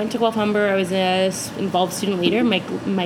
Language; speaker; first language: English; native; English